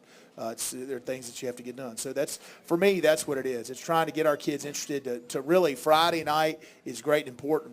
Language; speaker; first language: English; native; English